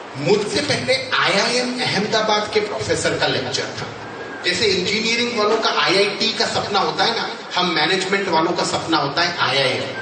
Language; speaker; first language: Hindi; native; Hindi